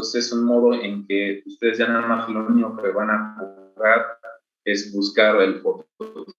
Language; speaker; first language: Spanish; native; Spanish